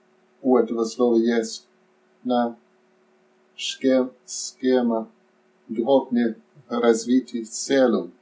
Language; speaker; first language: Russian; non-native, fluent; English